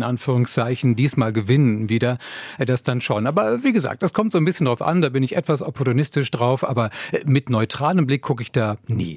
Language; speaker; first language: German; native; German